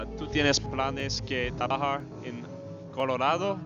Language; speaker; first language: Spanish; non-native, learner; English